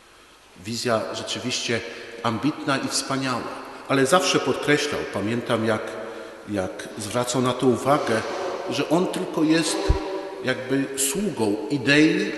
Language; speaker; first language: Polish; native; Polish